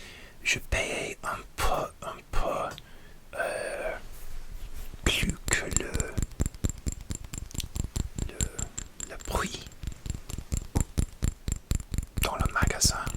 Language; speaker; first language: French; non-native, learner; English